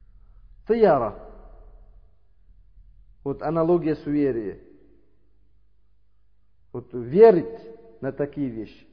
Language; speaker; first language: Russian; non-native, learner; Uzbek